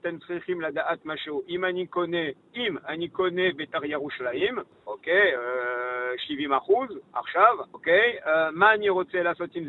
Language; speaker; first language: Hebrew; non-native, learner; French